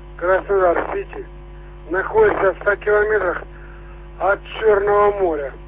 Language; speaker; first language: Russian; native; Russian